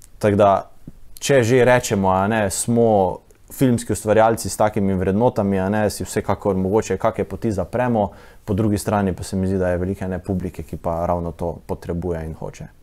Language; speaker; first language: Slovenian; native; Slovenian